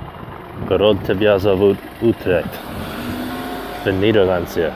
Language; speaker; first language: Russian; non-native, learner; English